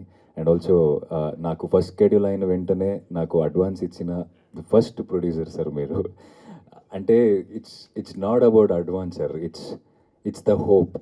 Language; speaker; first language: Telugu; non-native, fluent; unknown